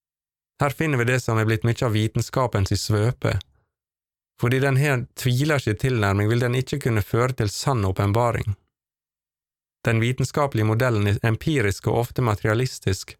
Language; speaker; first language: Norwegian; native; Norwegian